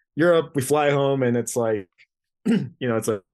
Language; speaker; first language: English; early bilingual, other home language; Greek